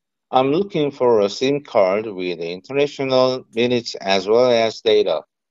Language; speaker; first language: English; non-native, learner; Korean